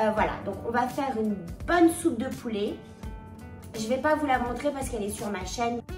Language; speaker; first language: French; native; French